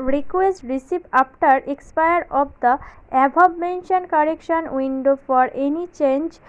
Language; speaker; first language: English; non-native, local second language; Bangla